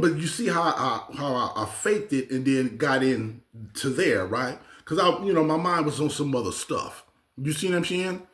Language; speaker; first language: English; native; English